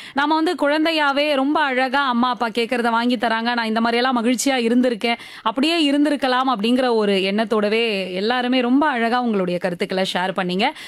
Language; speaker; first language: Tamil; native; Tamil